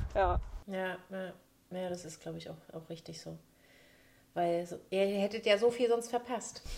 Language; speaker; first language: German; native; German